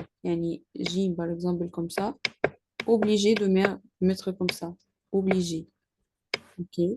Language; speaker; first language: French; non-native, learner; Arabic